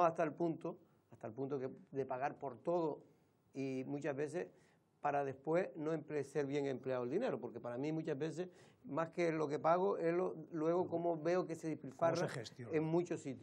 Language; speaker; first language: Spanish; native; Spanish